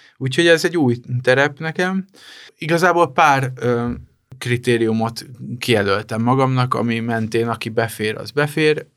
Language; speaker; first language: Hungarian; native; Hungarian